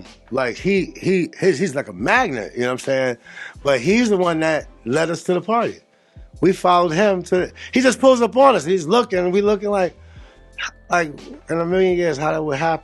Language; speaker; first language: English; native; English